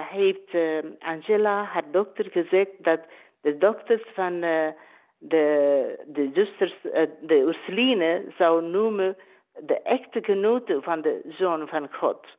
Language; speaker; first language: Dutch; non-native, learner; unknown